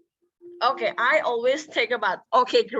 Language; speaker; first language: English; non-native, local second language; Indonesian